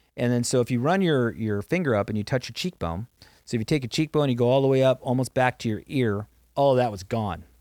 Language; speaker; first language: English; native; English